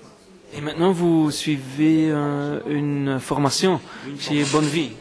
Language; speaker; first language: French; non-native, fluent; Dutch